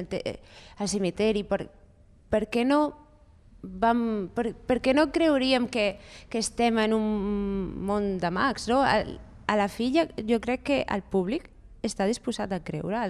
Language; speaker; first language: Catalan; non-native, fluent; Spanish